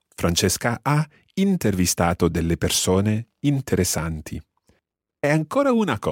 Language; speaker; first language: Italian; non-native, fluent; English